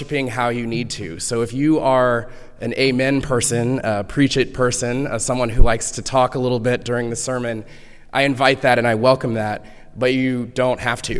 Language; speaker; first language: English; native; English